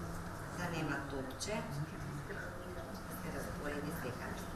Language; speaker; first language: Macedonian; native; Macedonian